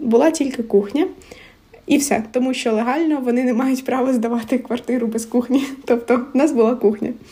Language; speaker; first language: Ukrainian; non-native, local second language; Russian